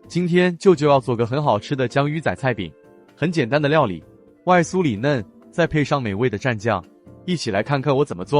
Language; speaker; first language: Chinese; native; Chinese